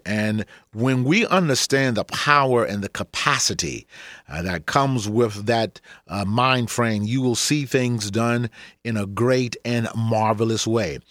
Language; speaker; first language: English; native; English